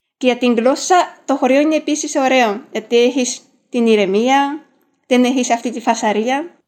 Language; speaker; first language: Greek; non-native, fluent; Japanese